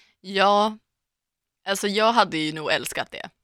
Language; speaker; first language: Swedish; native; Swedish